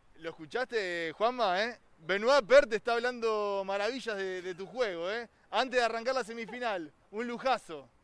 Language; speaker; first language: Spanish; native; Spanish